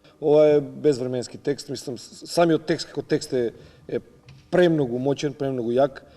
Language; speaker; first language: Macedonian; native; Macedonian